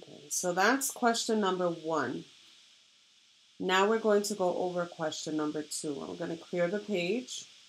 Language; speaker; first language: English; native; English